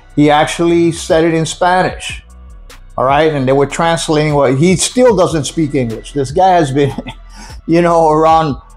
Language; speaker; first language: English; non-native, fluent; Spanish